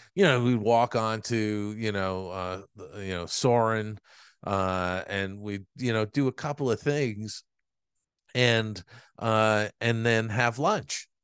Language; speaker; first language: English; native; English